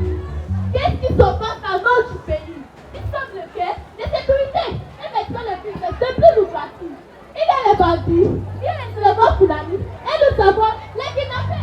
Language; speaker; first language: French; non-native, learner; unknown